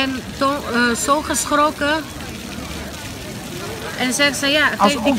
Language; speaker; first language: Dutch; non-native, learner; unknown